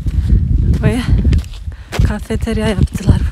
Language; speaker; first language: Turkish; non-native, fluent; Slovenian